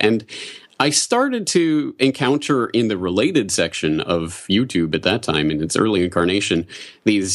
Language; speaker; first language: English; native; English